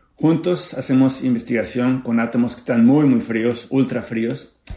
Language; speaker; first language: Spanish; native; Spanish